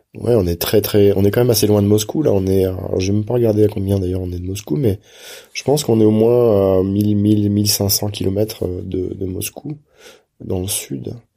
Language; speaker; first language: French; native; French